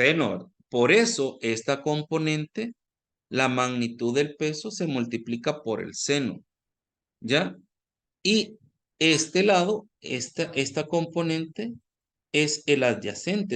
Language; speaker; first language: Spanish; native; Spanish